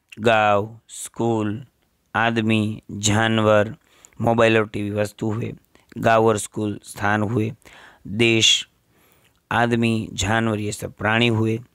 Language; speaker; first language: Hindi; non-native, local second language; Gujarati